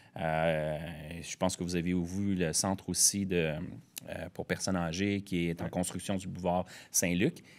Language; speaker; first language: French; native; French